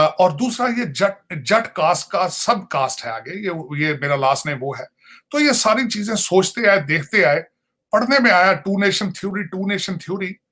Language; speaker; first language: Urdu; non-native, local second language; Punjabi